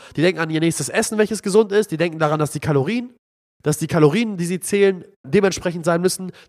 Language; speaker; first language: German; non-native, fluent; Arabic